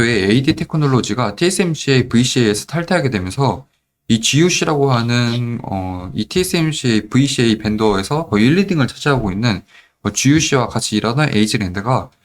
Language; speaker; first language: Korean; native; Korean